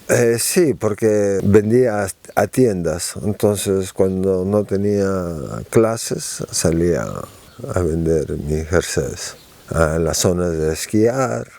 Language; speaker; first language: Spanish; early bilingual, heritage; Spanish